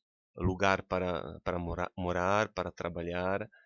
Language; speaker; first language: Portuguese; non-native, fluent; Czech